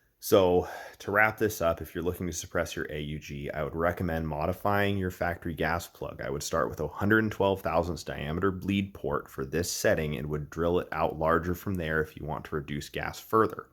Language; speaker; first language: English; native; English